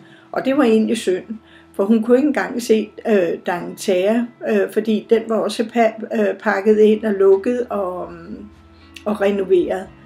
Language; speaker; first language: Danish; native; Danish